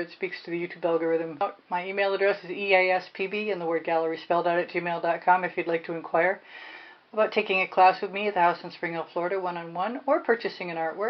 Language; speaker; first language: English; native; English